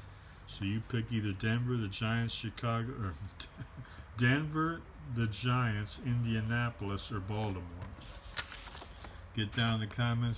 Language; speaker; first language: English; native; English